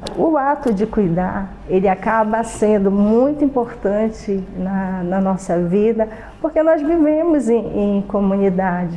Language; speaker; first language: Portuguese; non-native, local second language; Guarani